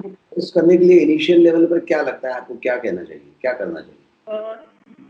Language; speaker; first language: Hindi; native; Hindi